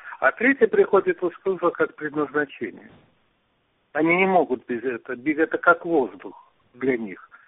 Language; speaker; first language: Russian; non-native, local second language; Uzbek